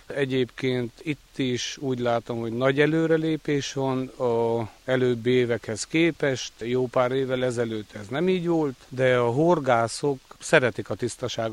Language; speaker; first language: Hungarian; native; Hungarian